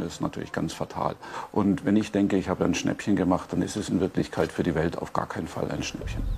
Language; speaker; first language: German; native; German